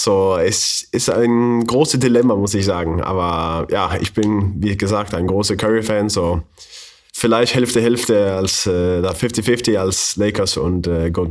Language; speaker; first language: German; non-native, learner; Faroese